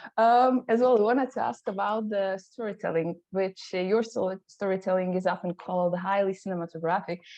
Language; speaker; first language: English; non-native, fluent; Lithuanian